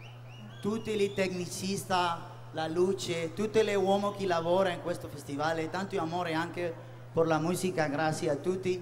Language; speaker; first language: Italian; non-native, learner; Spanish